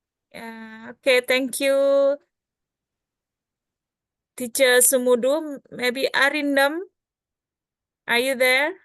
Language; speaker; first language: English; non-native, learner; Indonesian